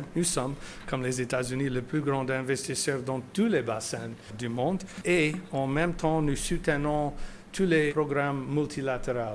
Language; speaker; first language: French; non-native, fluent; English